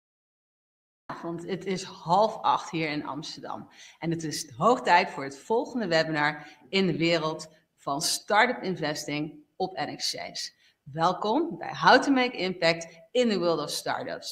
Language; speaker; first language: Dutch; native; Dutch